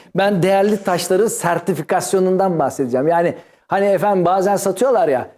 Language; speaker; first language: Turkish; native; Turkish